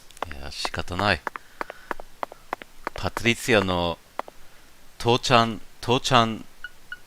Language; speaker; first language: Japanese; non-native, learner; German